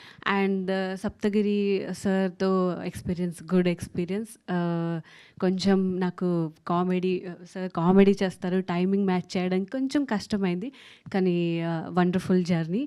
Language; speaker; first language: Telugu; non-native, local second language; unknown